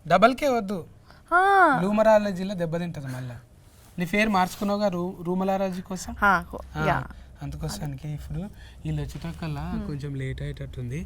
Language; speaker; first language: Telugu; native; Telugu